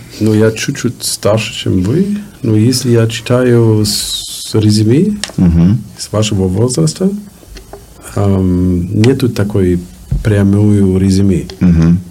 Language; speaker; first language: Russian; non-native, learner; German